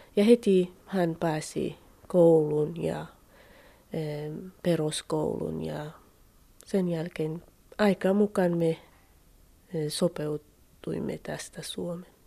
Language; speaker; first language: Finnish; non-native, learner; Central Kurdish